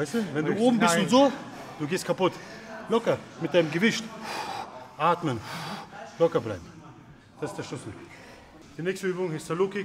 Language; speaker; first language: German; native; German